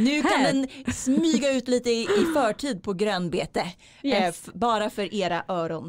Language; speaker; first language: Swedish; native; Swedish